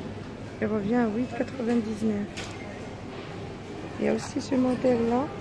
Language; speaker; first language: French; native; French